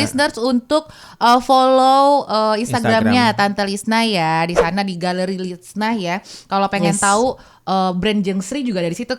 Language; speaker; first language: Indonesian; native; Indonesian